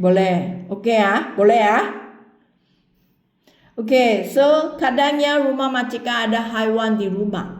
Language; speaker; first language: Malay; non-native, local second language; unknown